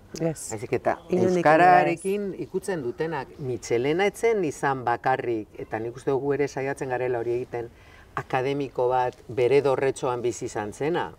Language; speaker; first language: Basque; native; Basque